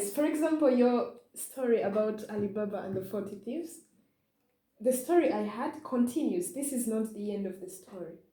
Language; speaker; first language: English; non-native, fluent; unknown